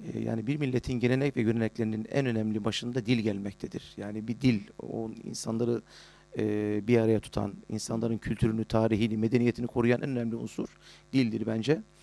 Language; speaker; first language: Turkish; native; Turkish